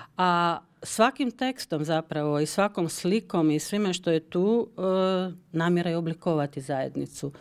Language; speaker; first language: Croatian; early bilingual, heritage; Croatian